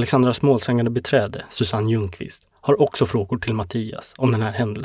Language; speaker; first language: Swedish; native; Swedish